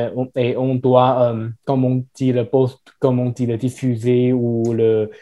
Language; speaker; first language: French; non-native, fluent; Chinese